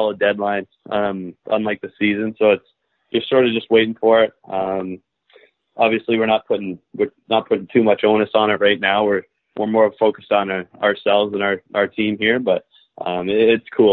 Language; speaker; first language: English; native; English